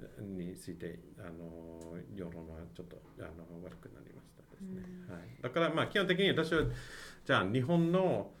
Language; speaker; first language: Japanese; non-native, fluent; English